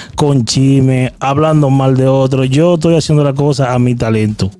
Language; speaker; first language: Spanish; native; Spanish